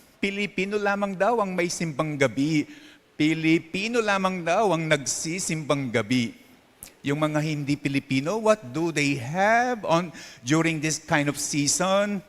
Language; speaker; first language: Filipino; non-native, local second language; Pampanga